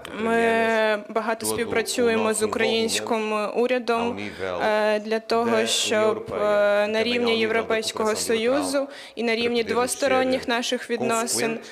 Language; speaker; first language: Ukrainian; non-native, fluent; Portuguese